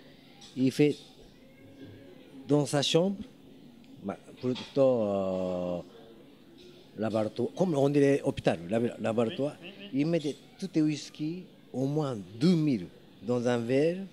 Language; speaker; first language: French; non-native, learner; Japanese